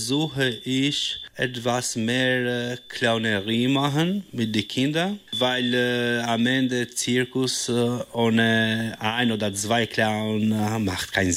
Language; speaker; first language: German; non-native, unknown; Albanian